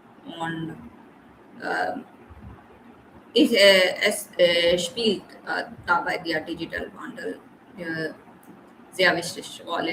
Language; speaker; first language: German; non-native, learner; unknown